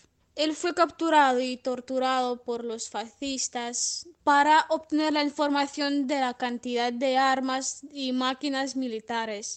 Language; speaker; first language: Spanish; non-native, fluent; Russian